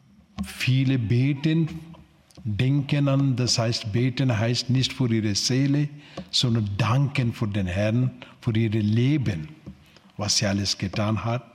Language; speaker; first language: German; non-native, learner; Telugu